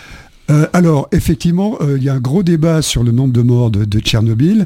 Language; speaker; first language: French; native; French